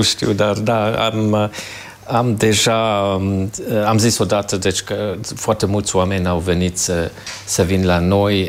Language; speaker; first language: Romanian; non-native, fluent; German